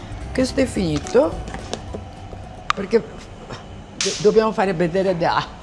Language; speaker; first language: Italian; non-native, fluent; Korean